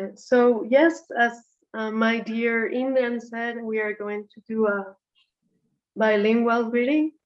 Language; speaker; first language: English; non-native, fluent; Spanish